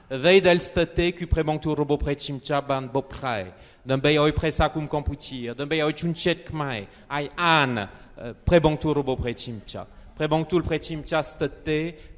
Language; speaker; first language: Khmer; non-native, fluent; French